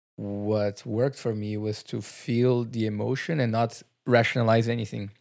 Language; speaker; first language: English; non-native, fluent; Portuguese